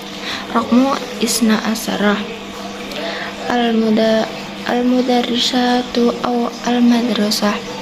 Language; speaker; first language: Arabic; non-native, learner; Indonesian